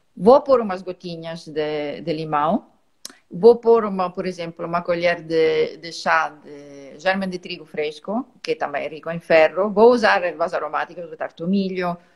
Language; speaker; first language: Portuguese; non-native, fluent; Italian